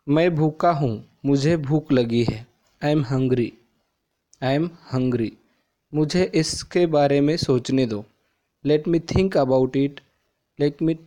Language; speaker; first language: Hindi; non-native, local second language; Marathi